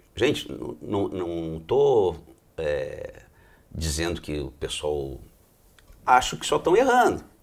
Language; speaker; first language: Portuguese; native; Portuguese